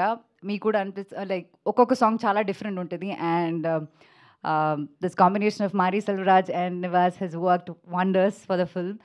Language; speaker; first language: Telugu; non-native, local second language; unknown